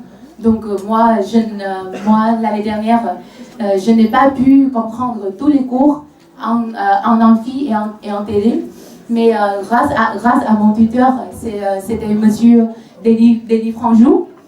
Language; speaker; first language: French; non-native, fluent; Vietnamese